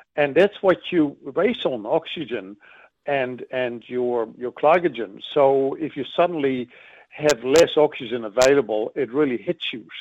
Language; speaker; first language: English; non-native, fluent; Dutch